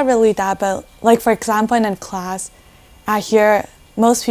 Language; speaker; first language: English; non-native, fluent; Chinese